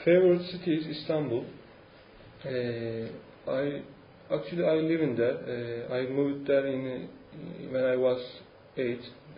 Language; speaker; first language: English; non-native, learner; Turkish